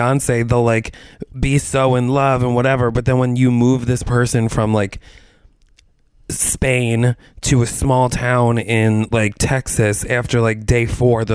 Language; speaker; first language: English; native; English